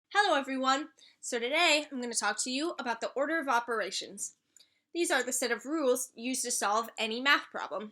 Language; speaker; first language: English; native; English